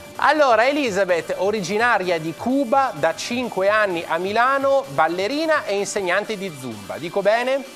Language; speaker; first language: Italian; native; Italian